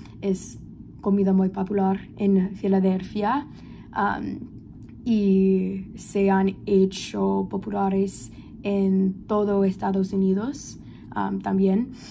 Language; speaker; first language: Spanish; non-native, learner; English